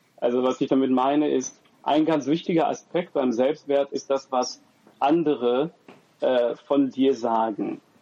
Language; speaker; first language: German; early bilingual, other home language; French